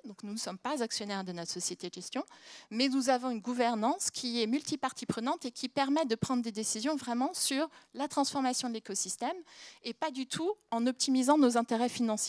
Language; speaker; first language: French; native; French